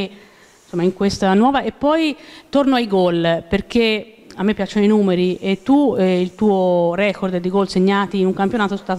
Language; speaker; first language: Italian; native; Italian